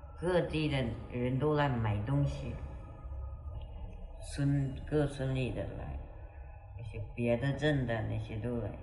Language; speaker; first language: Chinese; non-native, local second language; Uyghur